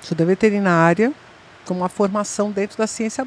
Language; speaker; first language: Portuguese; native; Portuguese